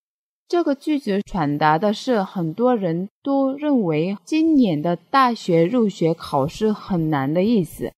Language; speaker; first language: Chinese; non-native, fluent; Korean